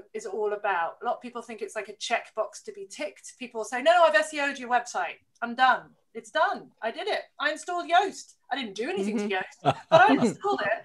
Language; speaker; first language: English; native; English